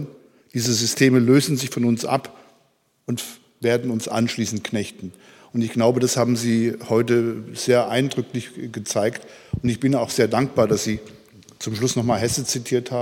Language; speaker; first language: German; native; German